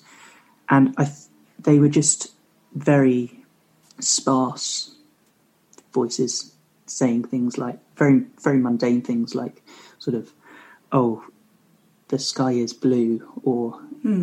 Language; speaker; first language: English; native; English